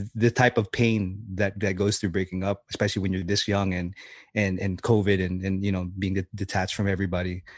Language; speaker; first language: English; native; English